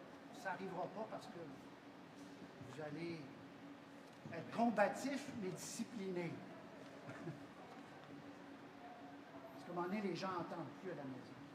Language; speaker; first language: French; native; French